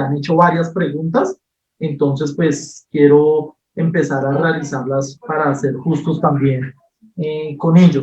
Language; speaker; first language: Spanish; native; Spanish